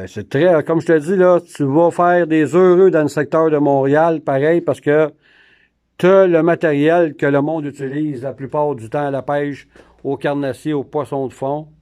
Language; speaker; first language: French; native; French